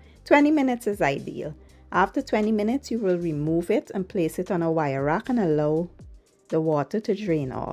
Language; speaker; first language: English; native; English